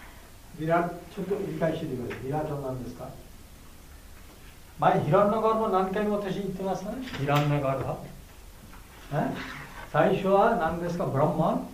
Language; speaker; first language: Japanese; non-native, learner; Bangla